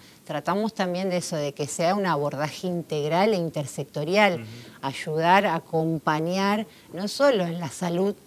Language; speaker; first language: Spanish; native; Spanish